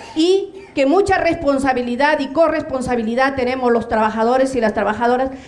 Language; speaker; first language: Spanish; native; Spanish